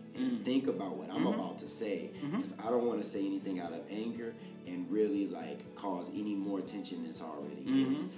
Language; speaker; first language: English; native; English